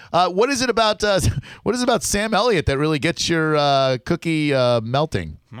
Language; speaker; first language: English; native; English